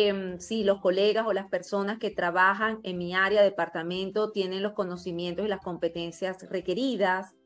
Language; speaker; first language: Spanish; native; Spanish